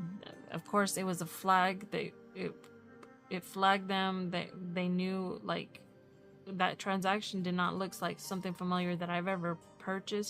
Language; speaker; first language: English; native; English